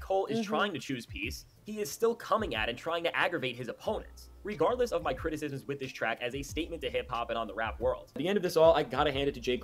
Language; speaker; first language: English; native; English